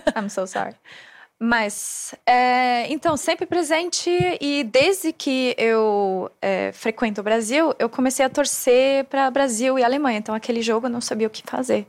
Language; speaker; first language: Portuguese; non-native, fluent; German